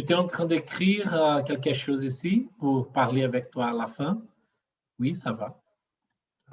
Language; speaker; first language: French; non-native, fluent; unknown